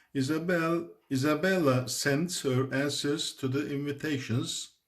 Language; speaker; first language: English; non-native, fluent; Turkish